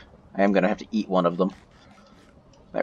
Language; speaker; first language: English; native; English